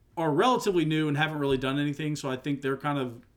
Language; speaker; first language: English; native; English